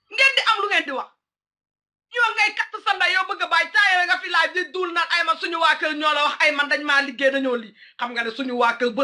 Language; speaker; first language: Wolof; early bilingual, heritage; Wolof